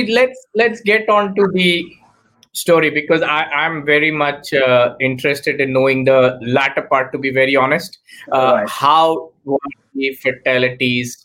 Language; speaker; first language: English; non-native, local second language; Hindi